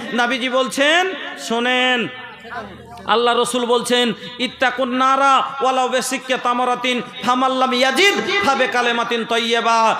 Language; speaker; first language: Bangla; non-native, local second language; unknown